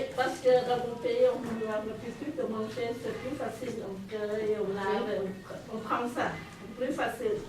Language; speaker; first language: French; non-native, learner; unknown